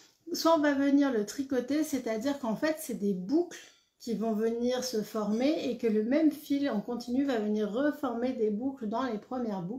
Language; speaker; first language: French; native; French